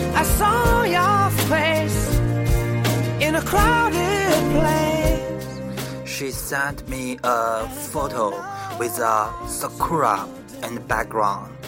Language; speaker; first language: English; non-native, learner; Chinese